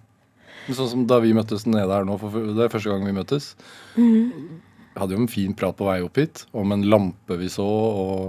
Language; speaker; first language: Norwegian; native; Norwegian